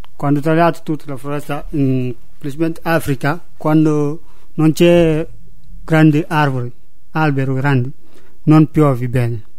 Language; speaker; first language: Italian; non-native, learner; Upper Guinea Crioulo